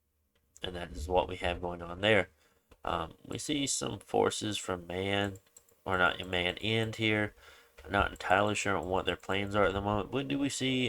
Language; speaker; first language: English; native; English